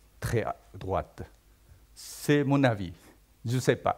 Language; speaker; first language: French; non-native, fluent; Japanese